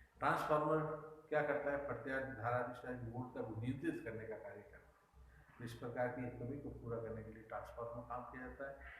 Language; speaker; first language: Hindi; native; Hindi